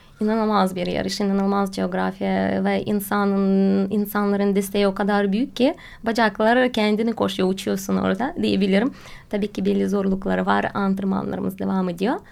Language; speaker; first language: Turkish; non-native, fluent; Russian